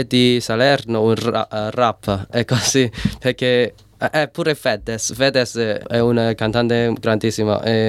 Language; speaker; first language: Italian; non-native, learner; Cantonese